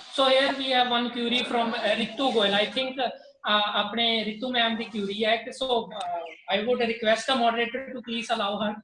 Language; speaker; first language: English; non-native, local second language; Punjabi